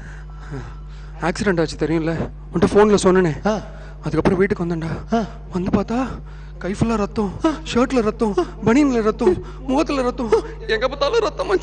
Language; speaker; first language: Tamil; native; Tamil